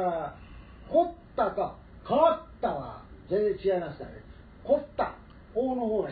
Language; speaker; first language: Japanese; native; Japanese